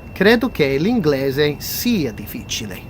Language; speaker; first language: Italian; non-native, fluent; English